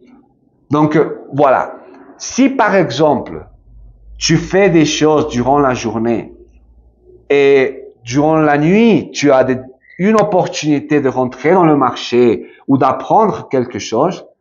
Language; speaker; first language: French; non-native, fluent; Spanish